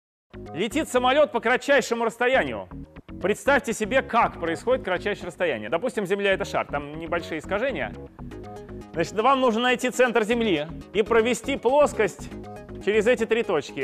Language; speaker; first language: Russian; native; Russian